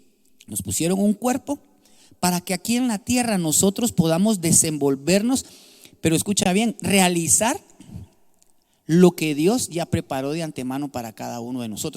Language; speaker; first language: Spanish; native; Spanish